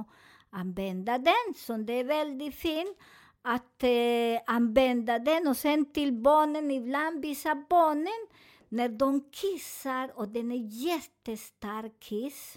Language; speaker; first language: Swedish; non-native, learner; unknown